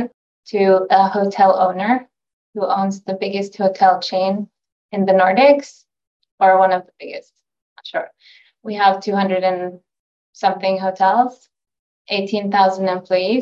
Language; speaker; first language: English; non-native, fluent; Norwegian